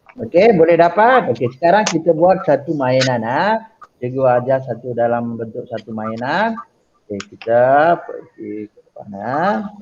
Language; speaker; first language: Malay; non-native, local second language; Tamil